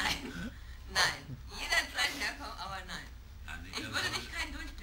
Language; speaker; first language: German; native; German